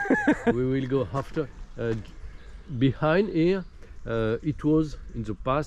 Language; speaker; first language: English; non-native, learner; French